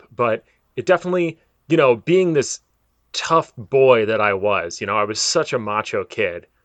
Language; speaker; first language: English; native; English